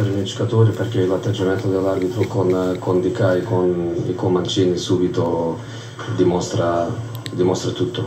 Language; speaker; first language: Italian; non-native, fluent; Portuguese